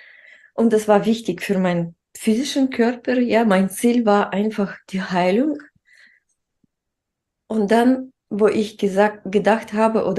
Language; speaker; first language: German; non-native, fluent; Russian